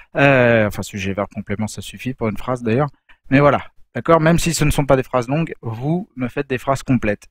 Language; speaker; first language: French; native; French